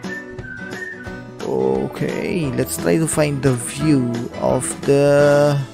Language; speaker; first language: English; non-native, local second language; Cebuano